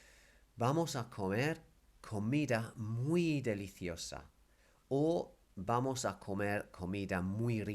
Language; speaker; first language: Spanish; non-native, fluent; English